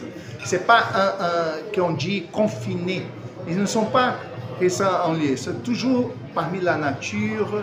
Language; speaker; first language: French; non-native, fluent; Portuguese